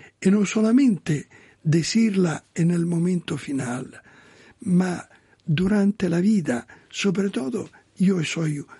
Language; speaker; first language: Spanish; non-native, learner; Italian